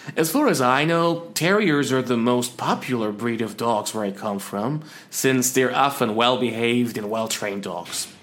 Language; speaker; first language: English; non-native, fluent; Persian